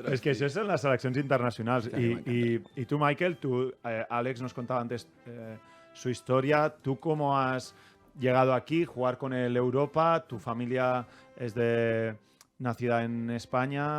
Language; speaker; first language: Catalan; native; Catalan